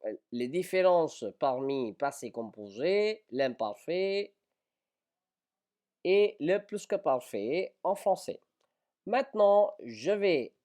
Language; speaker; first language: French; non-native, fluent; Hindi